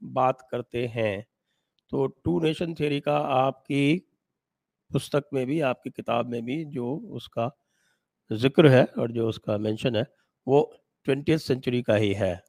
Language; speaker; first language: Hindi; native; Hindi